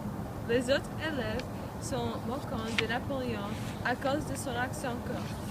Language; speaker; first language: French; non-native, learner; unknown